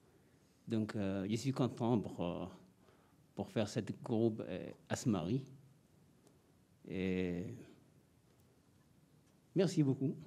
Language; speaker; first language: French; non-native, learner; Somali